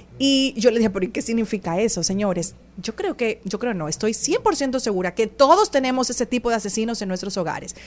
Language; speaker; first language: Spanish; native; Spanish